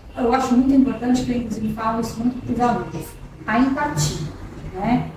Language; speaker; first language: Portuguese; native; Portuguese